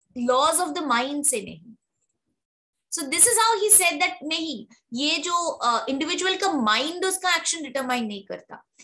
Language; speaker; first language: Hindi; native; Hindi